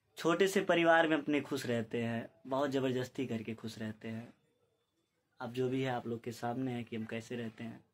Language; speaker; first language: Hindi; native; Hindi